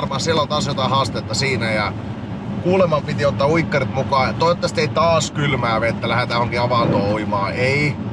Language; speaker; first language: Finnish; native; Finnish